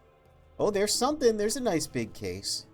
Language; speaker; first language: English; native; English